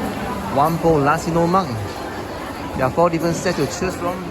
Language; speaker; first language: English; native; English